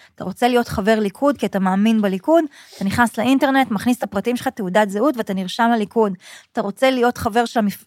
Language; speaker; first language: Hebrew; native; Hebrew